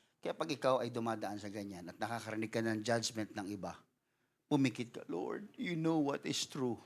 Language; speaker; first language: Filipino; non-native, local second language; Cebuano